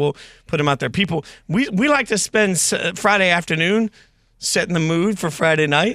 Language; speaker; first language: English; native; English